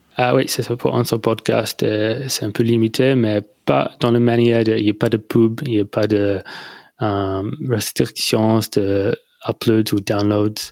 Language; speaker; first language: French; non-native, learner; English